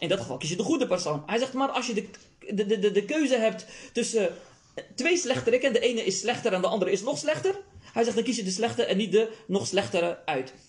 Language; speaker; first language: Dutch; early bilingual, other home language; Arabic